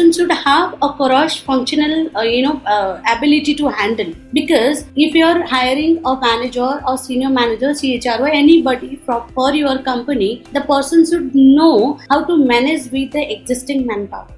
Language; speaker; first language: English; non-native, local second language; Odia